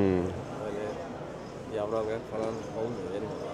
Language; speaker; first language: Turkish; non-native, fluent; Uzbek